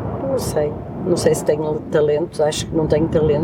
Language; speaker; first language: Portuguese; native; Portuguese